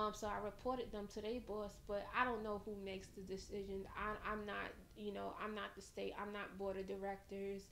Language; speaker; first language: English; native; English